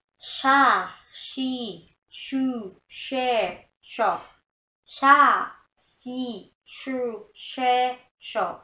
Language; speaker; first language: Russian; non-native, learner; Indonesian